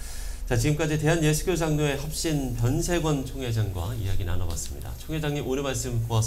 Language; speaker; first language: Korean; native; Korean